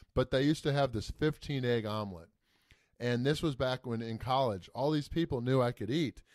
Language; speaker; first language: English; native; English